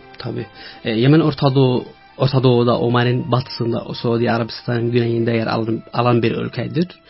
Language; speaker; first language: Turkish; non-native, fluent; Arabic